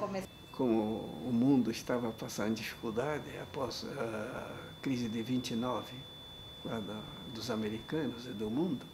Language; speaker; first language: Portuguese; non-native, fluent; Japanese